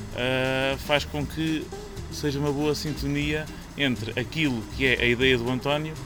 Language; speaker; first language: Portuguese; native; Portuguese